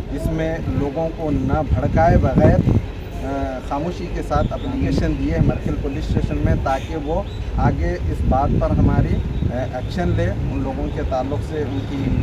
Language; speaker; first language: Hindi; non-native, local second language; Urdu